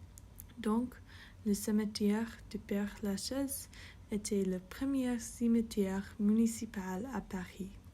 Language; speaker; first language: French; non-native, fluent; English